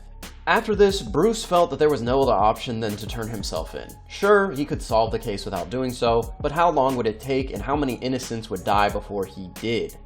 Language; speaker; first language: English; native; English